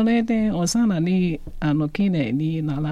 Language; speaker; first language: Japanese; non-native, fluent; Chinese